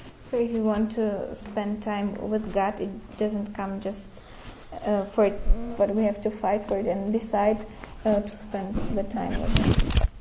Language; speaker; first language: English; non-native, fluent; Czech